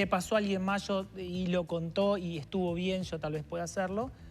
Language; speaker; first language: Spanish; native; Spanish